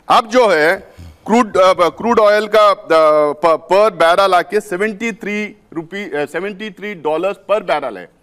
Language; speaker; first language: Hindi; native; Hindi